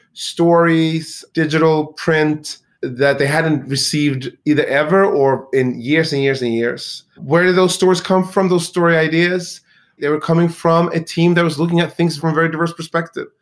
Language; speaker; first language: English; early bilingual, other home language; Swedish